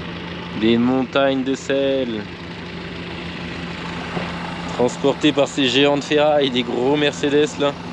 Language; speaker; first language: French; native; French